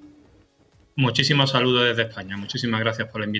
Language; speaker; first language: Spanish; native; Spanish